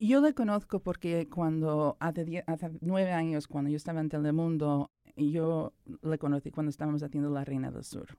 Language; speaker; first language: Spanish; early bilingual, other home language; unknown